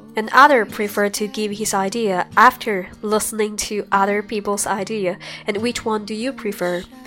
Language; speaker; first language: English; non-native, fluent; Chinese